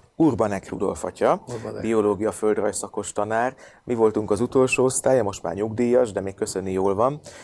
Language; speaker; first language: Hungarian; native; Hungarian